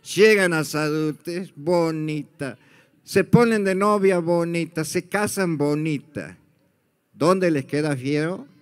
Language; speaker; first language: Spanish; native; Spanish